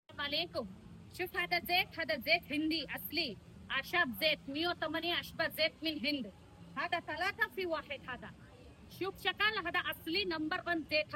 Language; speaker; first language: Arabic; non-native, learner; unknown